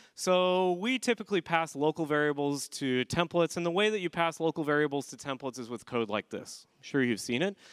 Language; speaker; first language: English; native; English